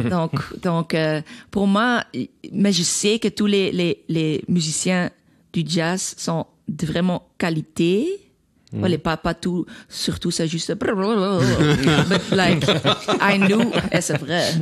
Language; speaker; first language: French; non-native, learner; Dutch